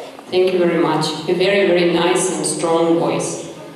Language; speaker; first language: English; non-native, fluent; Russian